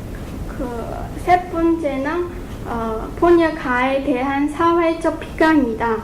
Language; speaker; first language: Korean; non-native, fluent; Chinese